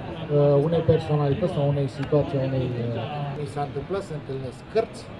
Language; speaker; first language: Romanian; native; Romanian